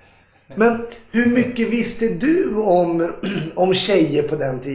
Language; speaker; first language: Swedish; native; Swedish